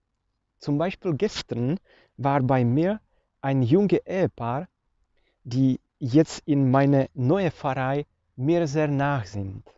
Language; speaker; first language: German; non-native, fluent; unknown